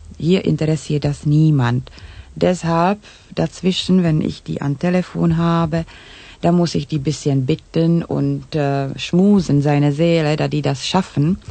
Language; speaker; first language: German; non-native, fluent; Czech